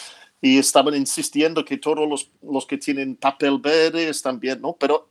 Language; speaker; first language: Spanish; non-native, fluent; English